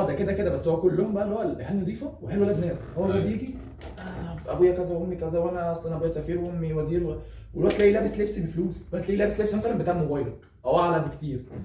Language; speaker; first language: Arabic; native; Arabic